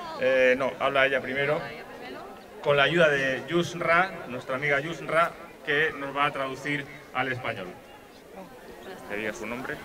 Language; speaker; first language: Spanish; native; Spanish